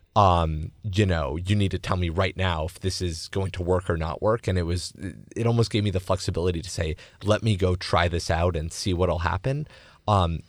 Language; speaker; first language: English; native; English